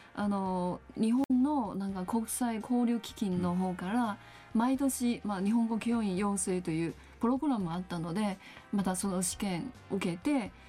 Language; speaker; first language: Japanese; non-native, fluent; Chinese